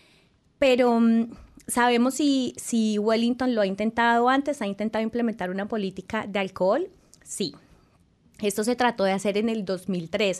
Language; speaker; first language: Spanish; native; Spanish